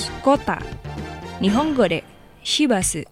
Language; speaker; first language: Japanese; non-native, fluent; Indonesian